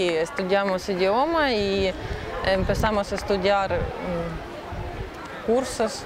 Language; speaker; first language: Spanish; non-native, learner; Russian